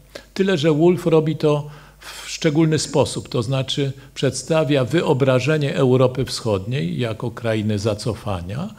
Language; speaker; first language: Polish; native; Polish